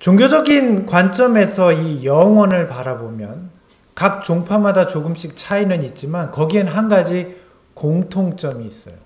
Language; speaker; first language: Korean; native; Korean